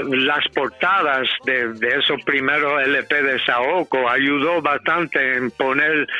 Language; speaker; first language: Spanish; non-native, fluent; English